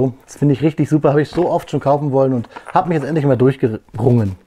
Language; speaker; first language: German; native; German